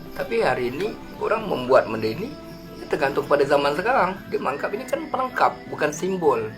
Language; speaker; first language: Malay; native; Malay